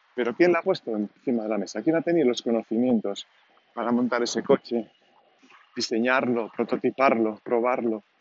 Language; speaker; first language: Spanish; non-native, local second language; Catalan